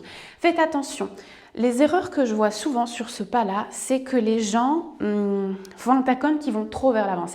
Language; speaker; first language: French; native; French